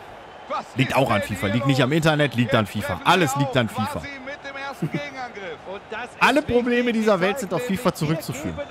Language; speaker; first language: German; native; German